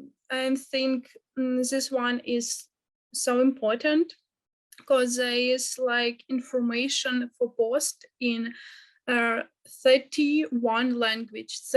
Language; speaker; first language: English; non-native, fluent; Ukrainian